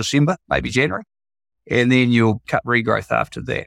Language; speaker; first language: English; native; English